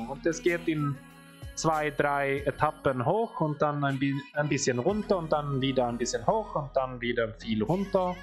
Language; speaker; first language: German; non-native, fluent; Swedish